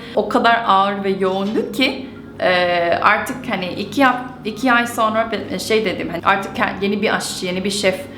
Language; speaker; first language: Turkish; non-native, fluent; Korean